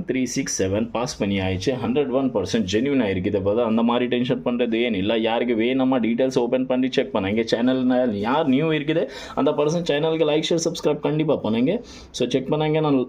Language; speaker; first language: Tamil; non-native, local second language; Malayalam